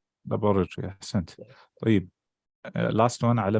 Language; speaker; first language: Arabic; non-native, fluent; English